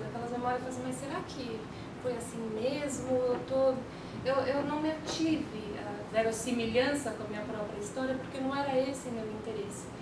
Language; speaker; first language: Portuguese; early bilingual, other home language; Spanish